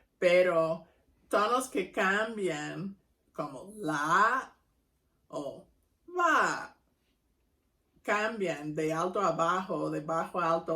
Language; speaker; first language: Spanish; non-native, fluent; English